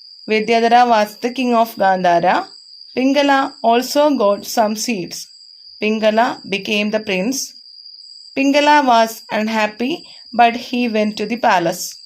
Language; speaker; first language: English; non-native, local second language; Malayalam